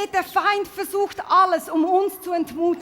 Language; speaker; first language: German; native; German